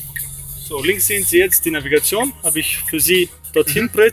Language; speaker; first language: German; native; German